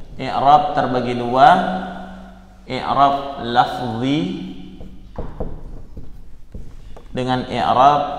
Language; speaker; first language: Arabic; non-native, fluent; Indonesian